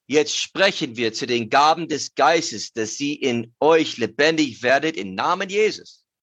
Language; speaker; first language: German; native; German